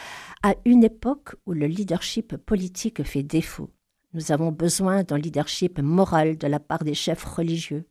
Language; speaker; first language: French; native; French